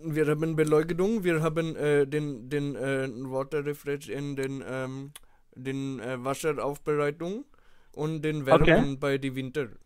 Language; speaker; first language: German; non-native, fluent; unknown